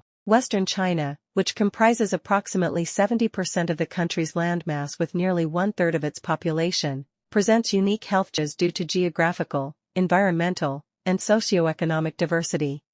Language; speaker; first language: English; non-native, fluent; Chinese